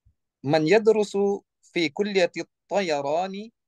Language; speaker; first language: Arabic; non-native, learner; Indonesian